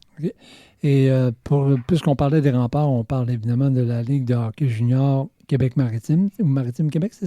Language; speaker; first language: French; native; French